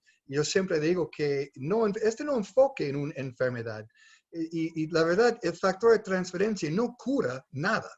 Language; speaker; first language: Spanish; non-native, fluent; English